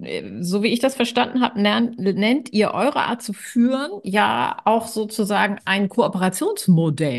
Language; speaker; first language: German; native; German